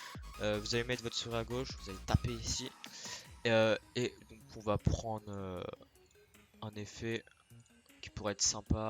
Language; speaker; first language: French; native; French